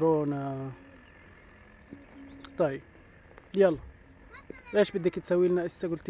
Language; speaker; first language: Arabic; native; Arabic